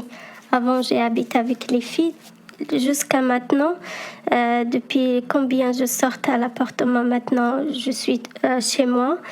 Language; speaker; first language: French; non-native, learner; Arabic